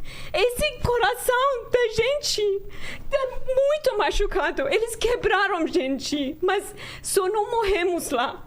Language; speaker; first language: Portuguese; non-native, learner; Persian